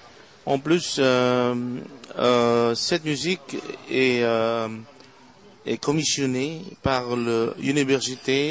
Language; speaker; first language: French; non-native, fluent; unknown